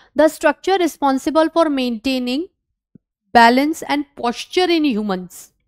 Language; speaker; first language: Hindi; native; Hindi